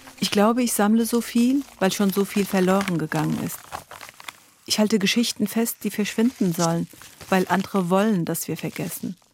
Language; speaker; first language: German; early bilingual, other home language; Kurdish